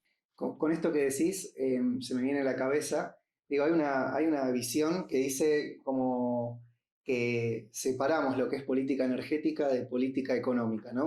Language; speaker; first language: Spanish; native; Spanish